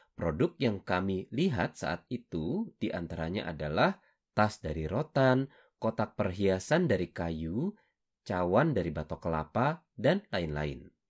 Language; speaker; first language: Indonesian; native; Indonesian